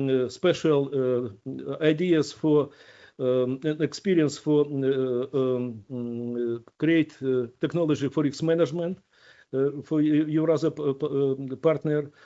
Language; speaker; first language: English; non-native, learner; Ukrainian